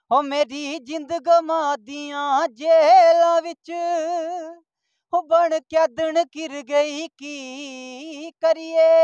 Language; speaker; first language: Hindi; native; Hindi